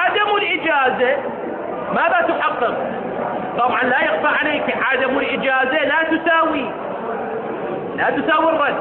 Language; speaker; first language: Arabic; native; Arabic